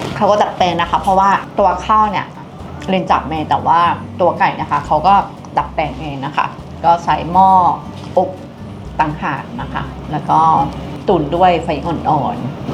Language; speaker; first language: Thai; non-native, fluent; Japanese